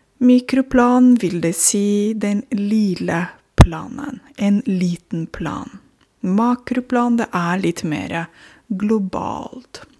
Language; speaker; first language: Norwegian; non-native, fluent; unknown